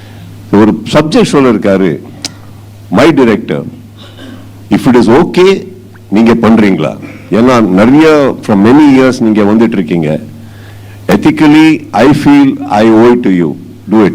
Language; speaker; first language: Tamil; non-native, fluent; Kannada